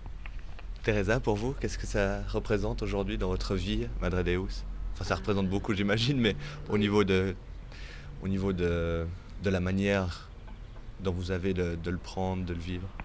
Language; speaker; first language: French; native; French